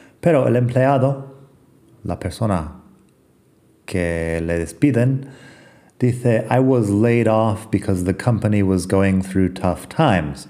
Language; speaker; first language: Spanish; non-native, fluent; English